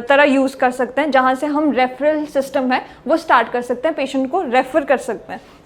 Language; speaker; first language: Hindi; native; Hindi